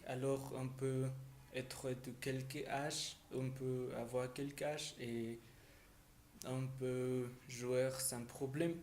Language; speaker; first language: French; non-native, learner; Spanish